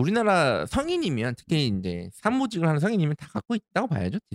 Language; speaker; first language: Korean; native; Korean